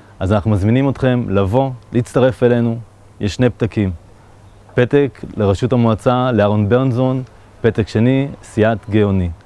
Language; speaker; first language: Hebrew; native; Hebrew